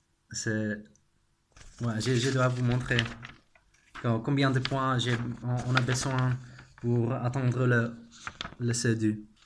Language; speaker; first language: French; non-native, fluent; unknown